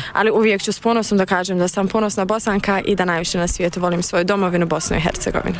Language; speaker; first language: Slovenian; early bilingual, other home language; Bosnian